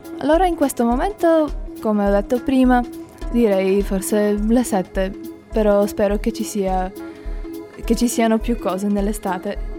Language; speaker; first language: Italian; non-native, learner; Slovak